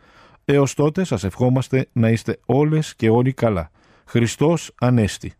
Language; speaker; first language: Greek; native; Greek